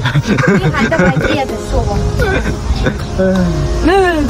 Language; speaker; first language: Chinese; non-native, learner; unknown